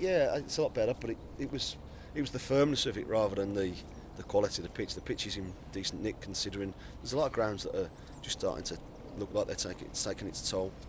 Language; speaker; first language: English; native; English